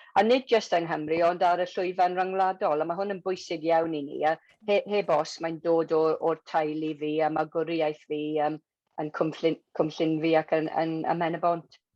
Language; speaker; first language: Welsh; non-native, local second language; English